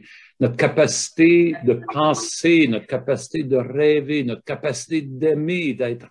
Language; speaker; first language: French; native; French